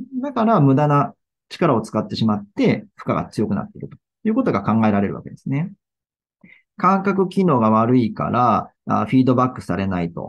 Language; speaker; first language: Japanese; native; Japanese